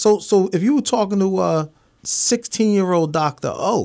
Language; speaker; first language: English; native; English